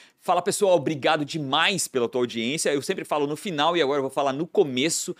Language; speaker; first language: Portuguese; native; Portuguese